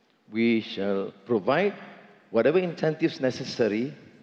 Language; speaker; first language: English; non-native, local second language; Malay